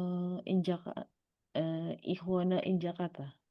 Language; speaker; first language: German; non-native, learner; Indonesian